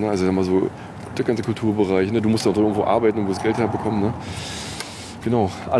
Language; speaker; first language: German; native; German